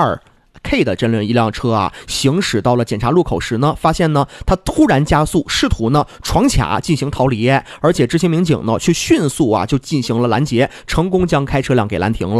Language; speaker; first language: Chinese; native; Chinese